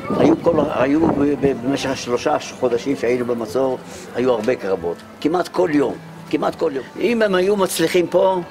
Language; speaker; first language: Hebrew; native; Hebrew